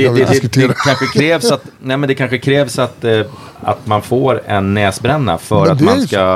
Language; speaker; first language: Swedish; native; Swedish